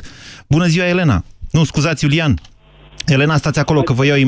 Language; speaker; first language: Romanian; native; Romanian